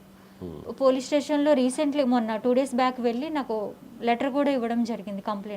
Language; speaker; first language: Telugu; native; Telugu